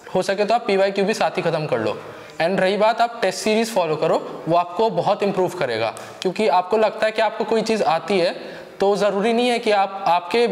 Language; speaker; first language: Hindi; native; Hindi